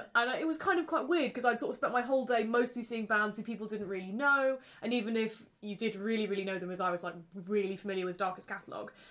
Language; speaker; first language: English; native; English